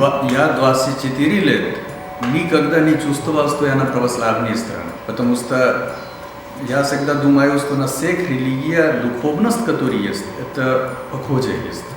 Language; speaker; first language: Russian; non-native, learner; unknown